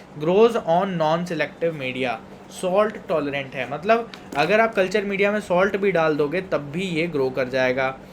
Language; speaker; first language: Hindi; non-native, local second language; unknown